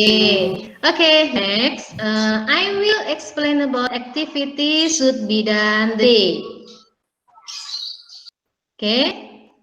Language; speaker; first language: English; non-native, learner; Indonesian